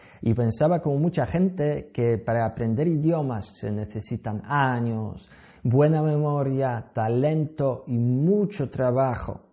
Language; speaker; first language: Spanish; non-native, fluent; Polish